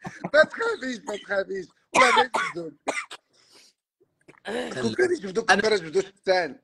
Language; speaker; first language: Arabic; native; Arabic